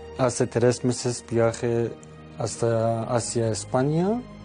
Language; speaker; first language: Spanish; non-native, learner; Persian